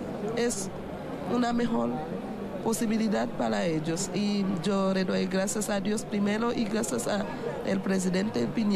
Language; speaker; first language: Spanish; non-native, learner; Haitian Creole